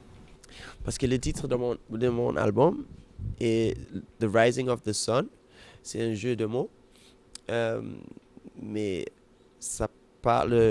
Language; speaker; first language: French; non-native, fluent; German